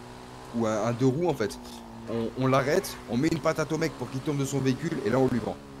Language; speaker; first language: French; native; French